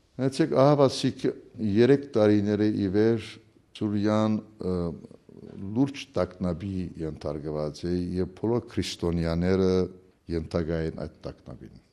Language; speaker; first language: Armenian; early bilingual, heritage; Armenian